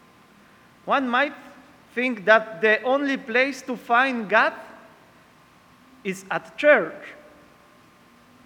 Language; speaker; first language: English; non-native, learner; Polish